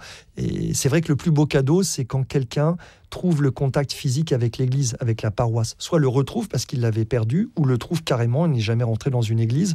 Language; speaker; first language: French; native; French